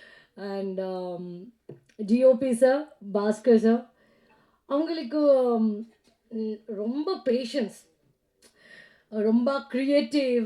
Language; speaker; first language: Tamil; non-native, learner; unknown